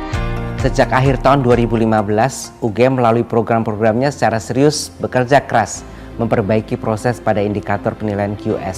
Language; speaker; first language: Indonesian; native; Indonesian